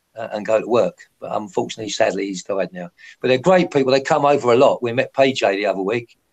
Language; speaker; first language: English; native; English